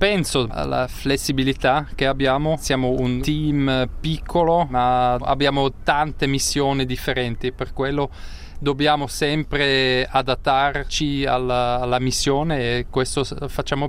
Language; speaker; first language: Italian; non-native, local second language; German